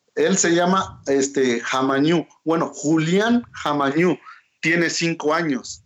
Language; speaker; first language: Spanish; non-native, local second language; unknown